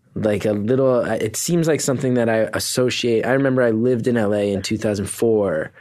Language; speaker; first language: English; native; English